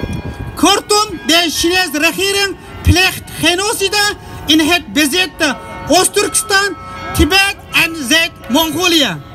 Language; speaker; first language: Dutch; non-native, learner; Uyghur